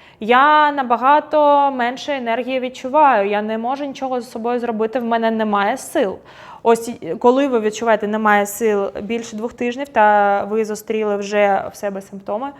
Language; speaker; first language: Ukrainian; non-native, local second language; Russian